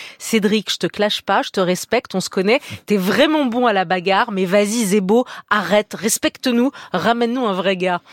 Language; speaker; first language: French; native; French